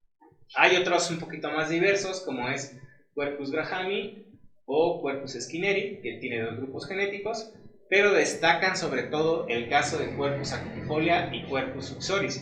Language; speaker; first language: Spanish; native; Spanish